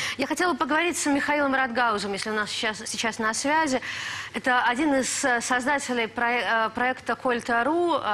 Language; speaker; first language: Russian; native; Russian